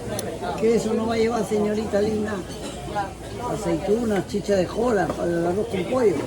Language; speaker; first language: Spanish; native; Spanish